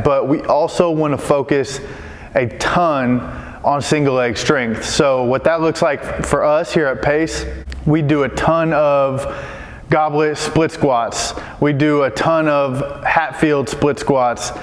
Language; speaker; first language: English; native; English